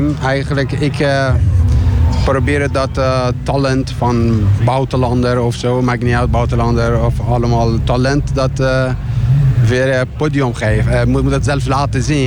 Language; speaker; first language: Dutch; non-native, learner; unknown